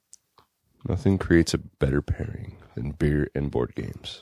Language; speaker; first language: English; native; English